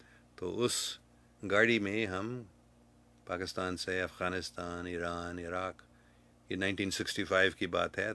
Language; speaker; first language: Hindi; non-native, fluent; English